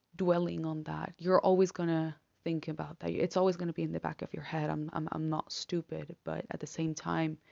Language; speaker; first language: English; non-native, fluent; Spanish